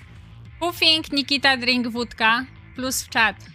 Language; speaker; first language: English; non-native, learner; Polish